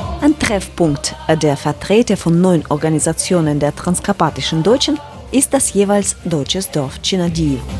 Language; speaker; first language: German; non-native, fluent; Ukrainian